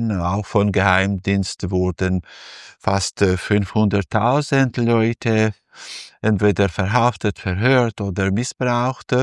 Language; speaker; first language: German; non-native, fluent; Albanian